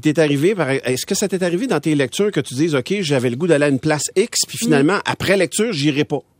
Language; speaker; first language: French; native; French